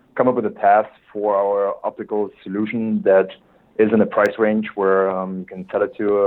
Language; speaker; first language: English; non-native, fluent; German